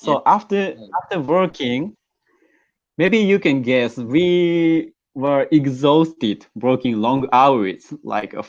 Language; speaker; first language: English; non-native, learner; Japanese